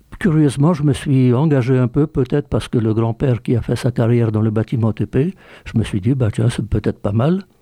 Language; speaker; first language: French; early bilingual, other home language; Polish